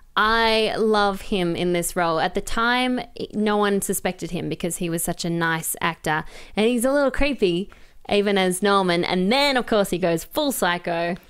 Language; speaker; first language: English; native; English